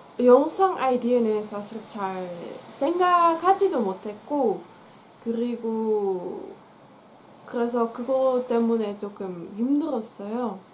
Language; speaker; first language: Korean; non-native, fluent; Dutch